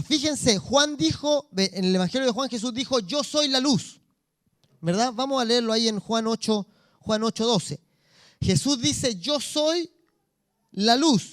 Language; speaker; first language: Spanish; native; Spanish